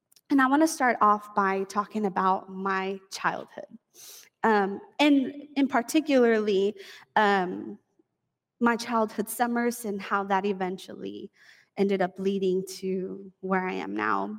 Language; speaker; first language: English; early bilingual, other home language; Spanish